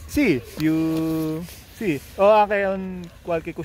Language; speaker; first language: Italian; non-native, learner; Filipino